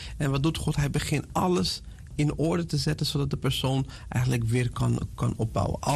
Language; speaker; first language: Dutch; non-native, fluent; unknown